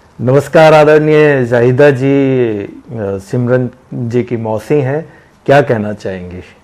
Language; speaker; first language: Hindi; native; Hindi